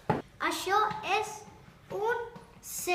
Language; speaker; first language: Catalan; non-native, learner; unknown